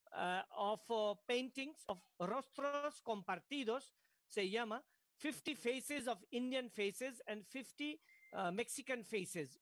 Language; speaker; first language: English; non-native, local second language; Bangla